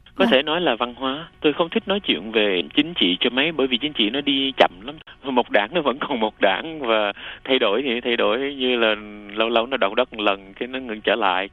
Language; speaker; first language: Vietnamese; native; Vietnamese